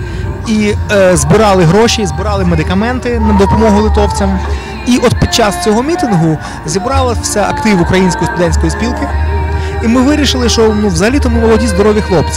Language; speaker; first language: Ukrainian; native; Ukrainian